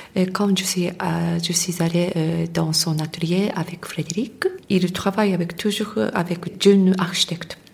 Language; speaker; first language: French; non-native, fluent; Japanese